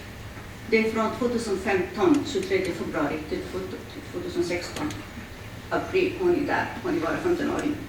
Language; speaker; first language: Swedish; early bilingual, other home language; Assyrian Neo-Aramaic